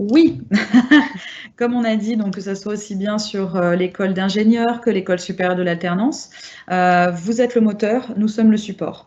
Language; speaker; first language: French; native; French